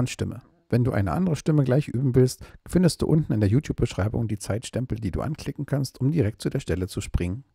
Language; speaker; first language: German; native; German